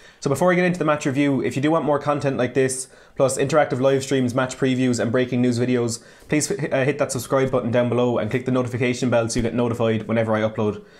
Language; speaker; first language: English; native; English